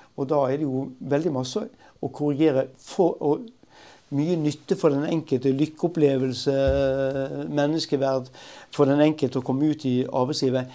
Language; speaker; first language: Norwegian; native; Norwegian